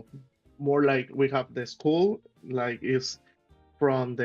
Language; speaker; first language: English; non-native, learner; Spanish